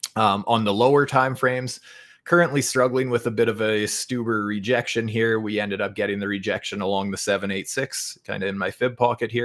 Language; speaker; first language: English; native; English